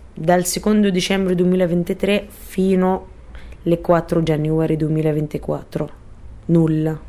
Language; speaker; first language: Italian; non-native, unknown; Arabic